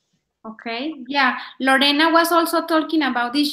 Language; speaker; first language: English; non-native, fluent; Spanish